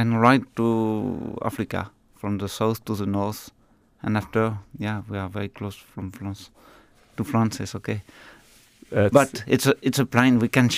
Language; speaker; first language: English; non-native, learner; French